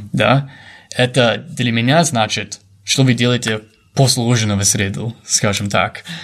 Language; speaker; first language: Russian; non-native, fluent; English